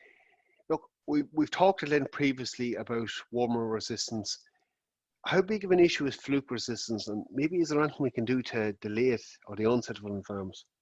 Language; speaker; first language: English; native; English